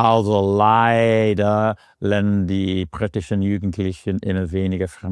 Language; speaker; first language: German; non-native, fluent; English